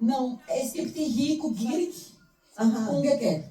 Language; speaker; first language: German; non-native, learner; Portuguese